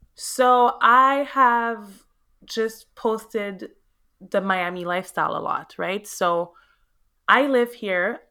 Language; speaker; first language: English; native; English